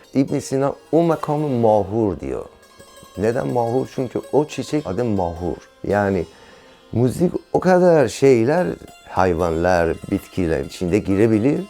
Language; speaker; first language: Turkish; non-native, learner; Persian